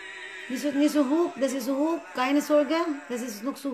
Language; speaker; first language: German; non-native, learner; Cebuano